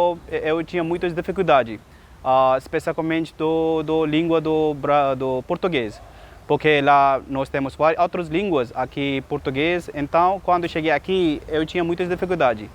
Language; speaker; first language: Portuguese; non-native, learner; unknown